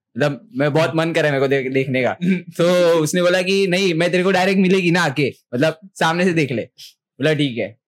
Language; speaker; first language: Hindi; non-native, local second language; Marathi